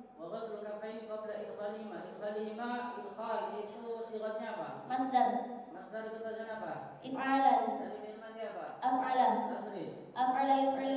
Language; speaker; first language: Arabic; non-native, learner; Indonesian